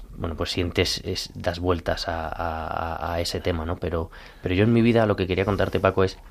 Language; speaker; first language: Spanish; native; Spanish